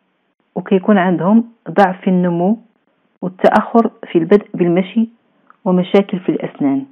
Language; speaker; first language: Arabic; native; Arabic